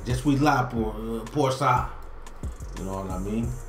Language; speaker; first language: English; native; English